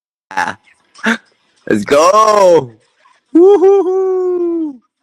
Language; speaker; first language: English; non-native, learner; Korean